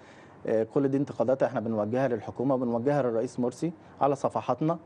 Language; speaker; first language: Arabic; native; Arabic